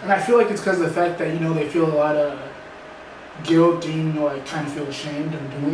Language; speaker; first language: English; native; English